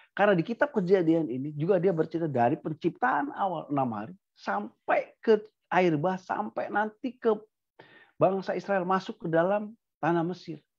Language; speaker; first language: Indonesian; native; Indonesian